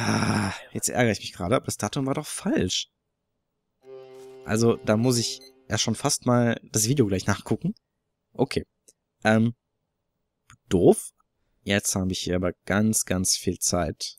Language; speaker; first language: German; native; German